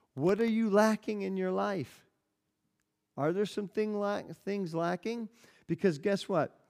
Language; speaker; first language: English; native; English